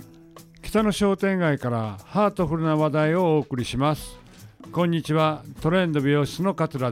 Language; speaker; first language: Japanese; native; Japanese